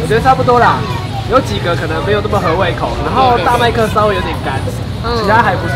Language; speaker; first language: Chinese; native; Chinese